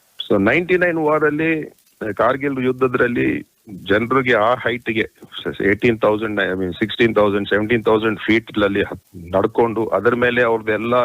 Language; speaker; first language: Kannada; non-native, local second language; Kodava